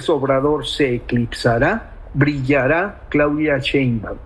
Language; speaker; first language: Spanish; native; Spanish